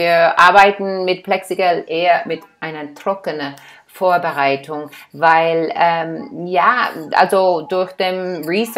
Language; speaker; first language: German; non-native, fluent; English